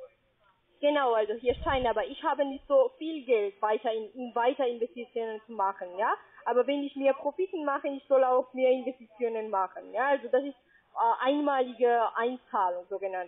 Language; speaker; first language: German; non-native, learner; Spanish